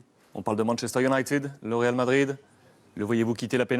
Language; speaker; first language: French; native; French